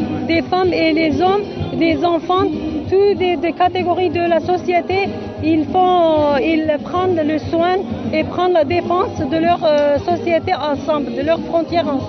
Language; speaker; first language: French; non-native, learner; Kurdish